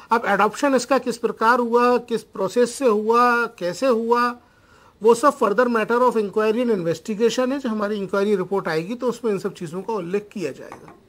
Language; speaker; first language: Hindi; native; Hindi